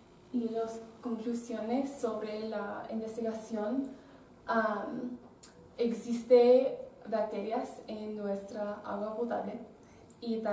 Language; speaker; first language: Spanish; non-native, learner; English